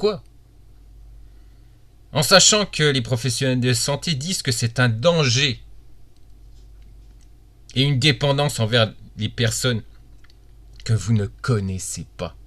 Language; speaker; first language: French; native; French